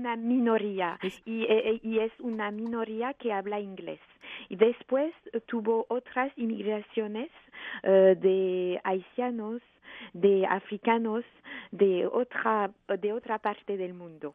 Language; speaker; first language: Spanish; non-native, fluent; French